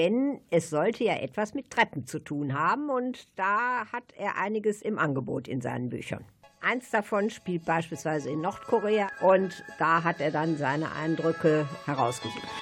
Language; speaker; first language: German; native; German